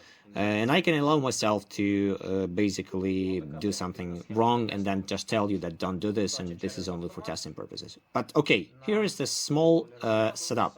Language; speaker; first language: English; non-native, fluent; Ukrainian